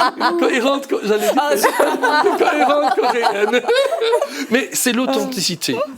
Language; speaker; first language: French; native; French